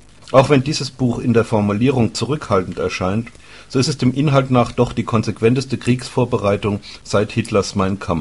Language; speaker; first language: German; native; German